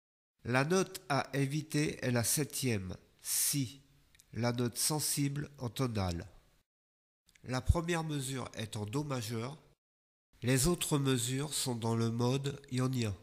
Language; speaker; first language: French; native; French